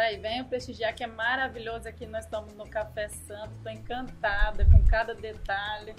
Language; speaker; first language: Portuguese; native; Portuguese